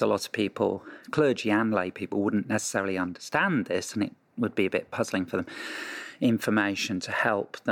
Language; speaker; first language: English; native; English